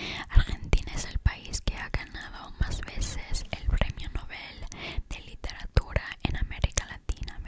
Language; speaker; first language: Spanish; non-native, learner; Italian